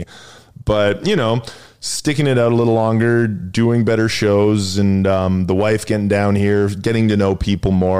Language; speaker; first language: English; native; English